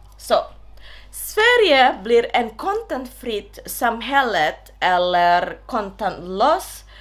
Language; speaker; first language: Swedish; non-native, learner; Indonesian